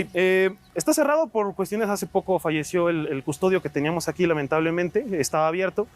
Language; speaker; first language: Spanish; native; Spanish